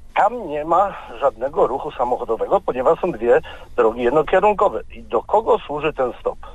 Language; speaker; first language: Polish; native; Polish